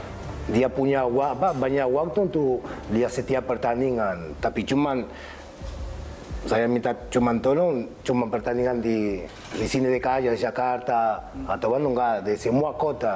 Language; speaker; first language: Indonesian; non-native, fluent; Spanish